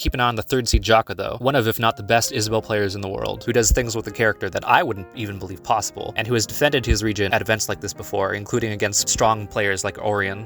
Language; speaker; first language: English; native; English